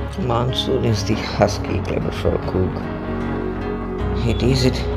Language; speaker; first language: English; non-native, local second language; Telugu